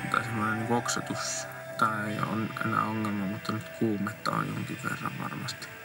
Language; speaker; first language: Finnish; native; Finnish